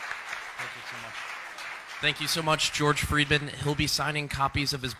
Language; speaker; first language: English; native; English